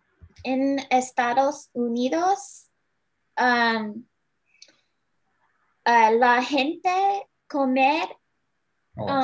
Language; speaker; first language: Spanish; non-native, learner; English